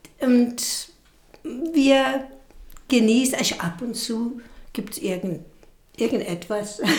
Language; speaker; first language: German; non-native, fluent; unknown